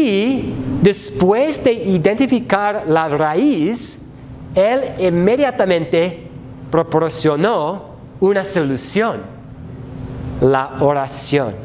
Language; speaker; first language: Spanish; non-native, fluent; English